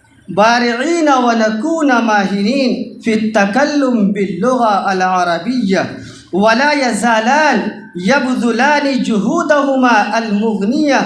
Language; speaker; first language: Arabic; non-native, fluent; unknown